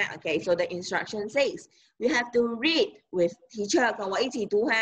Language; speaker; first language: English; non-native, local second language; Chinese